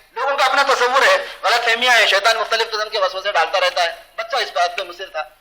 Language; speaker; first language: Urdu; native; Urdu